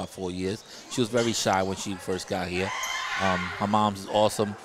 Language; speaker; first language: English; native; English